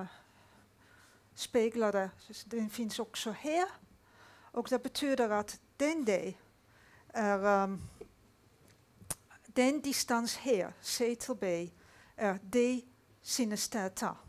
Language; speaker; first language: Swedish; non-native, fluent; Dutch